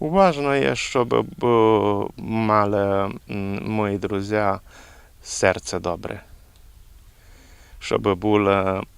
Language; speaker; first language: Ukrainian; early bilingual, heritage; Rusyn